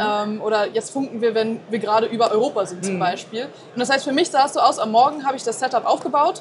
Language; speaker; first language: German; native; German